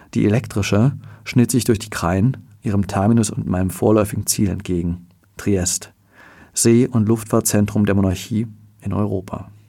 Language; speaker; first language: German; native; German